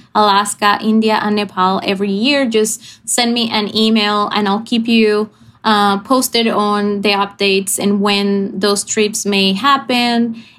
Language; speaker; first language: English; non-native, fluent; Spanish